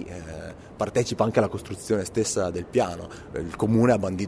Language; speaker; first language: Italian; native; Italian